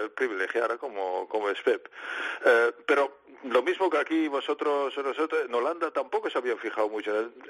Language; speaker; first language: Spanish; non-native, fluent; Dutch